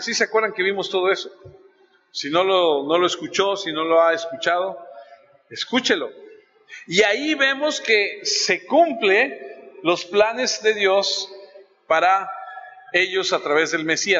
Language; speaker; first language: Spanish; native; Spanish